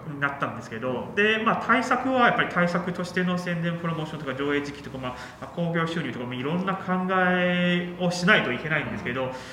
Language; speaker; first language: Japanese; non-native, fluent; Chinese